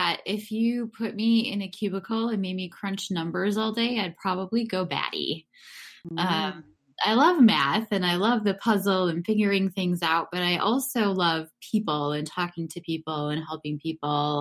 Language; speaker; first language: English; native; English